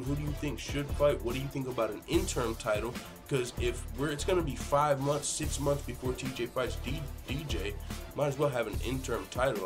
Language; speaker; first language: English; native; English